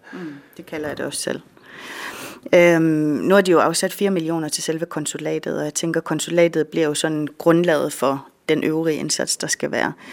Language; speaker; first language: Danish; native; Danish